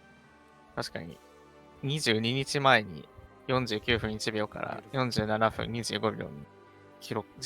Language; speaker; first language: Japanese; native; Japanese